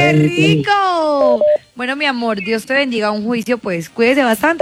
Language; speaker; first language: Spanish; native; Spanish